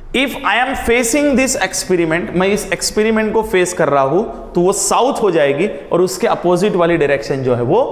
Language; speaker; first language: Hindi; non-native, local second language; Marathi